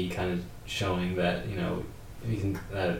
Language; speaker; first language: English; native; English